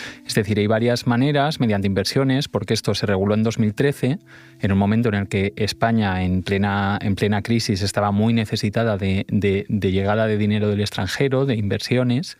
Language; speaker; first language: Spanish; native; Spanish